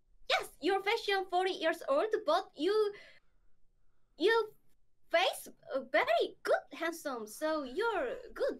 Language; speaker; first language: English; non-native, learner; Korean